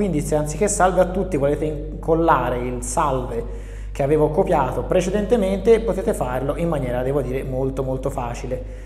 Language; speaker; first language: Italian; native; Italian